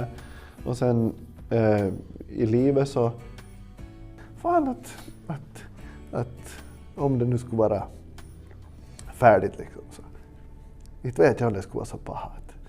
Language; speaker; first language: Swedish; native; Swedish